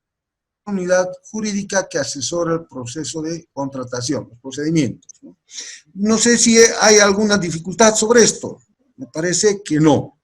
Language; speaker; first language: Spanish; native; Spanish